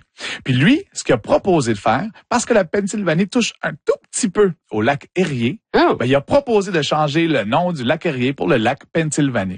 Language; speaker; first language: French; native; French